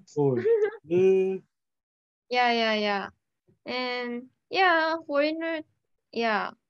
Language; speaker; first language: English; non-native, learner; Japanese